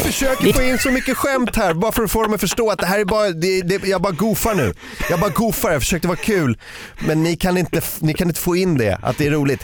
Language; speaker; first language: Swedish; native; Swedish